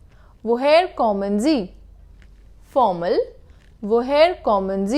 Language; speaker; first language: German; non-native, fluent; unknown